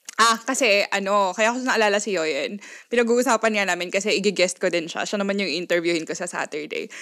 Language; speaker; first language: Filipino; non-native, local second language; Pampanga